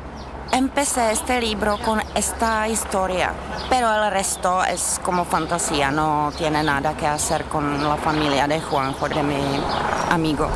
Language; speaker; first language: Spanish; non-native, learner; Czech